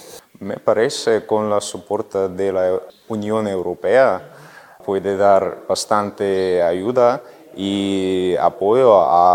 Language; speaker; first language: Spanish; non-native, fluent; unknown